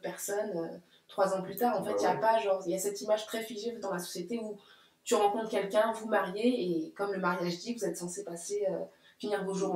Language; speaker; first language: French; native; French